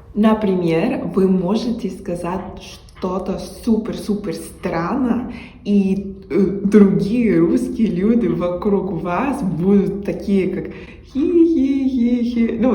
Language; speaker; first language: Russian; non-native, learner; Spanish